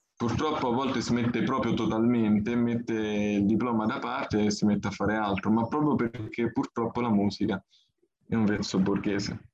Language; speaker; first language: Italian; early bilingual, other home language; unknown